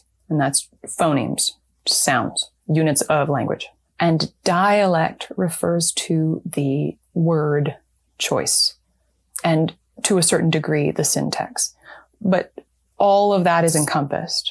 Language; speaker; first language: English; native; English